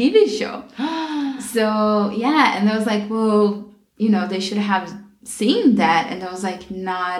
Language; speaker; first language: English; non-native, fluent; Portuguese